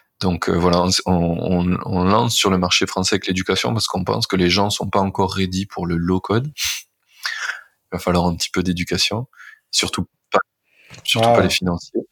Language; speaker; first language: French; native; French